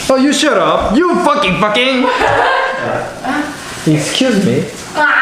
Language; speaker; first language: English; non-native, learner; Korean